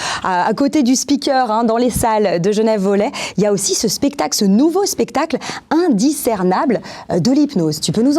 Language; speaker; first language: French; native; French